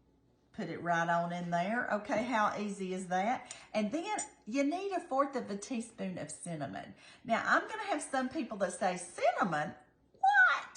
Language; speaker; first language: English; native; English